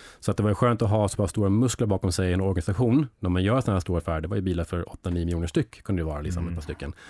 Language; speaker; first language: Swedish; early bilingual, heritage; English